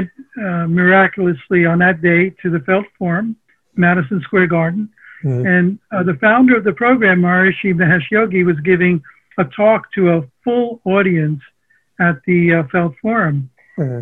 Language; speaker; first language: English; early bilingual, other home language; Armenian